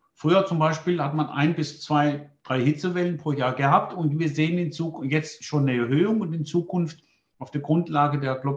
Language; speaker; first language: German; non-native, fluent; Greek